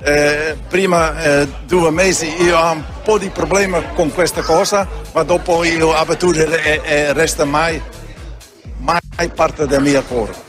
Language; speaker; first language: Italian; non-native, learner; Dutch